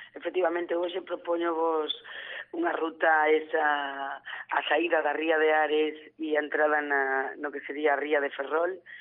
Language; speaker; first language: Galician; native; Galician